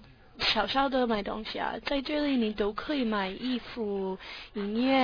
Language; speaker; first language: Chinese; non-native, learner; English